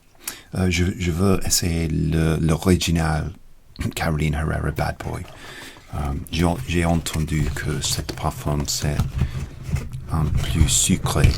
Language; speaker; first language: French; non-native, learner; English